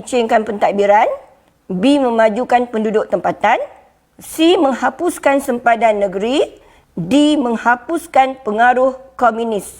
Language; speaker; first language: Malay; native; Malay